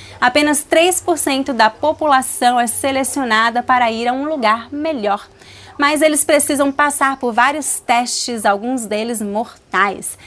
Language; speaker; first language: Portuguese; native; Portuguese